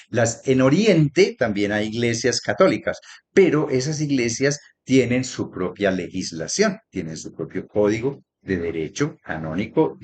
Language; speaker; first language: Spanish; native; Spanish